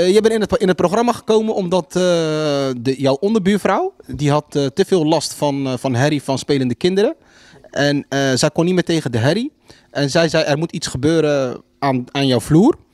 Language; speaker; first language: Dutch; early bilingual, other home language; Arabic